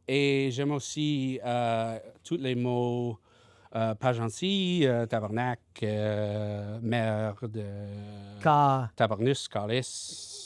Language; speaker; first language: French; non-native, learner; English